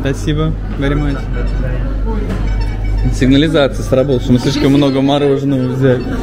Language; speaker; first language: Russian; native; Russian